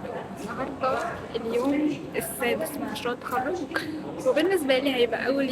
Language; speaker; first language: Arabic; native; Arabic